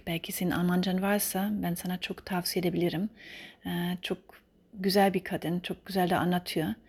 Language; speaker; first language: Turkish; early bilingual, heritage; Turkish